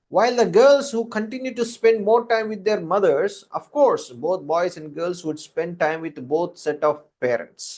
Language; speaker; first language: English; non-native, local second language; Telugu